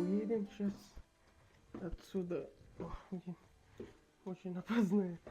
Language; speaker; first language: Russian; non-native, learner; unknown